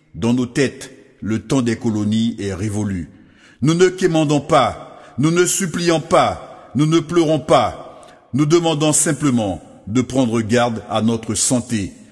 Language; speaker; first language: French; native; French